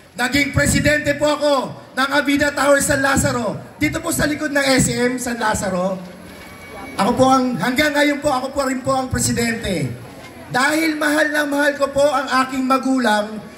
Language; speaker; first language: Filipino; native; Filipino